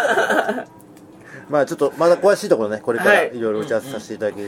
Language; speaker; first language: Japanese; native; Japanese